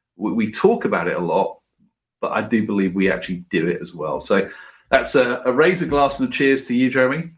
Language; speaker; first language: English; native; English